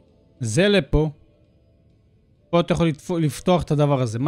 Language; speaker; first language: Hebrew; native; Hebrew